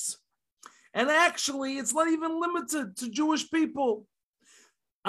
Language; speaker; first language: English; native; English